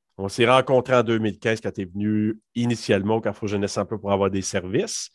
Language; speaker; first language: French; native; French